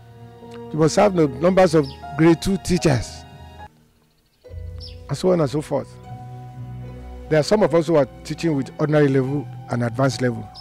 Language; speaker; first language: English; non-native, local second language; Yoruba